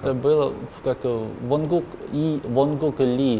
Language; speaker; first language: Russian; non-native, learner; Korean